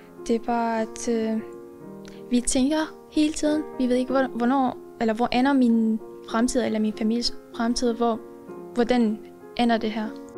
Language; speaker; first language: Danish; non-native, fluent; Arabic